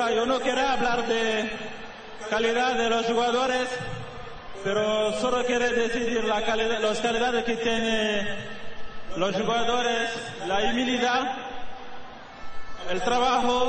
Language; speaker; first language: Spanish; non-native, fluent; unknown